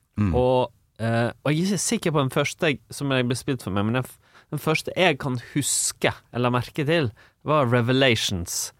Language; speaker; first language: Norwegian; native; Norwegian